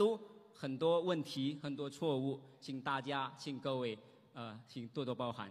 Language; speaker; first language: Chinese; non-native, fluent; Indonesian